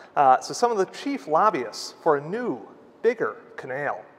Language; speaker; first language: English; native; English